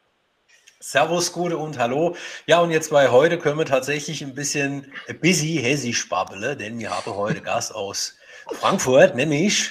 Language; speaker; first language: German; native; German